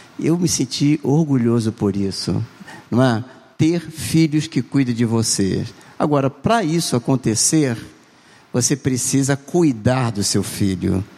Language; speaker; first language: Portuguese; native; Portuguese